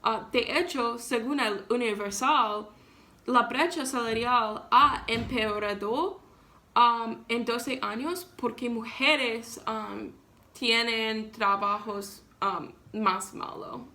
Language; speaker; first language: Spanish; non-native, learner; English